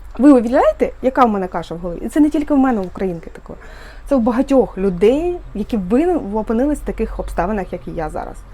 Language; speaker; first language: Ukrainian; native; Ukrainian